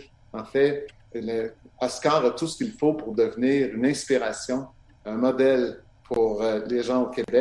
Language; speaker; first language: French; native; French